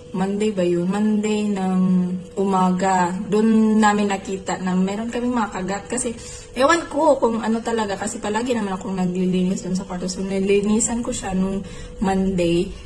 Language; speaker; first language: Filipino; non-native, local second language; Cebuano